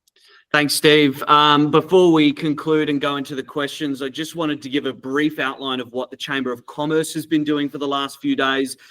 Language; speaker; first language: English; native; English